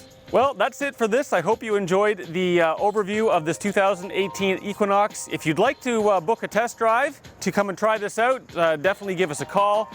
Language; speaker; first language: English; native; English